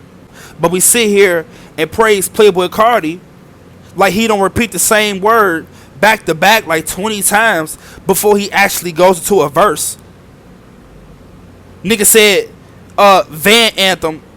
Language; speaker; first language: English; native; English